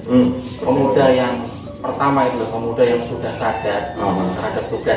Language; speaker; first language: Indonesian; native; Indonesian